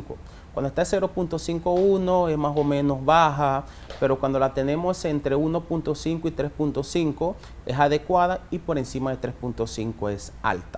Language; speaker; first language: Spanish; native; Spanish